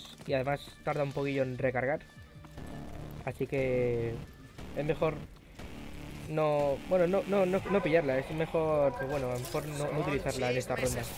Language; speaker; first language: Spanish; native; Spanish